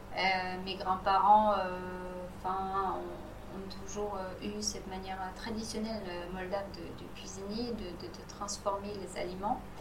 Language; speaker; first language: French; non-native, fluent; Romanian